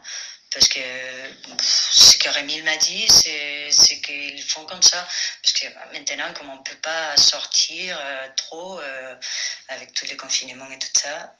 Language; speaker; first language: French; non-native, fluent; Spanish